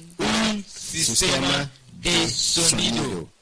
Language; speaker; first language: Spanish; non-native, fluent; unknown